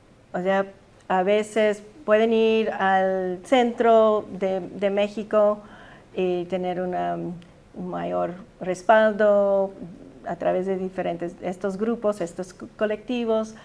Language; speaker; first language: Spanish; early bilingual, heritage; Spanish